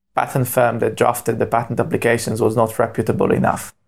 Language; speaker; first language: English; non-native, fluent; Hebrew